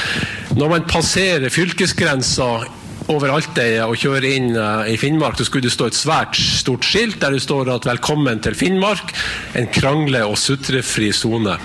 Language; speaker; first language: Norwegian; native; Norwegian